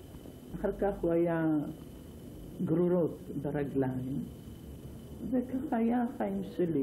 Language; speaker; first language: Hebrew; non-native, fluent; Ladino